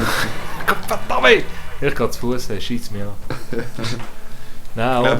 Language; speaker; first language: German; native; German